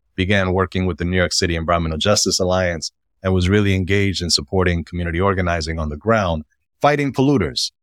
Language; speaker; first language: English; native; English